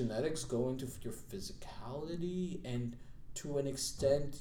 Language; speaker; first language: English; non-native, local second language; Marathi